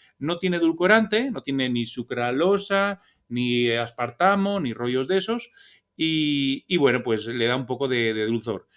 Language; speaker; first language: Spanish; native; Spanish